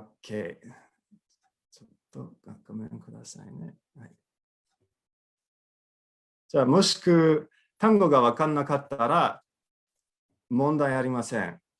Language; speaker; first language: Japanese; non-native, fluent; English